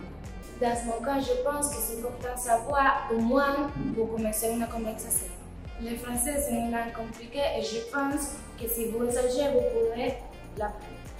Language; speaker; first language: French; non-native, learner; Spanish